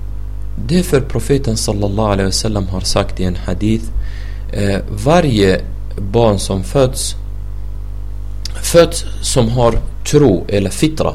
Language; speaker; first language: Swedish; non-native, fluent; Arabic